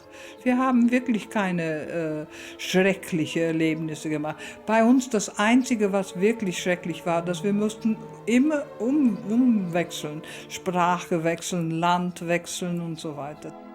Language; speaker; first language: German; early bilingual, heritage; German